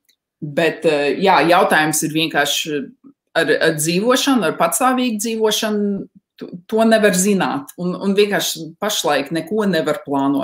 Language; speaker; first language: Latvian; early bilingual, heritage; Latvian